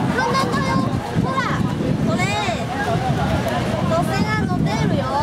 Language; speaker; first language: Japanese; non-native, learner; Chinese